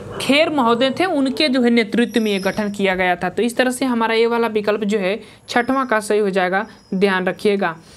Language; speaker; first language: Hindi; native; Hindi